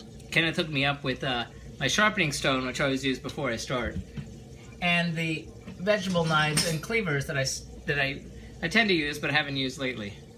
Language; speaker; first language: English; native; English